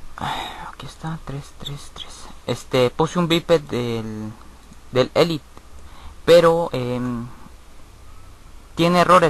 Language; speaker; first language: Spanish; native; Spanish